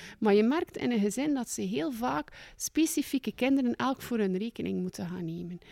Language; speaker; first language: Dutch; native; Dutch